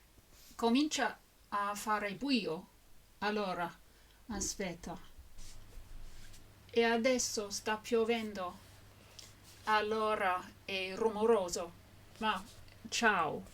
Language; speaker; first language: Italian; non-native, fluent; English